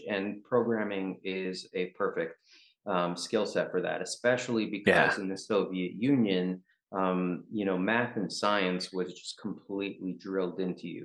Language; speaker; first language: English; native; English